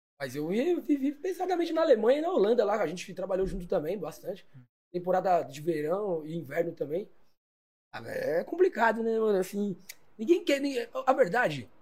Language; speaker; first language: Portuguese; native; Portuguese